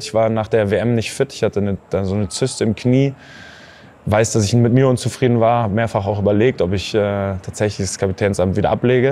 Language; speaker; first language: German; native; German